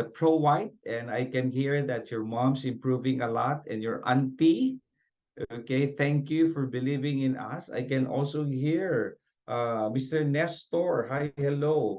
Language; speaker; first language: English; non-native, local second language; Filipino